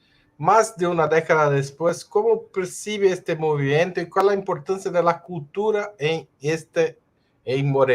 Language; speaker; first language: Spanish; non-native, fluent; Portuguese